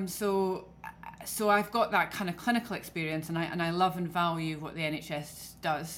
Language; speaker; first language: English; native; English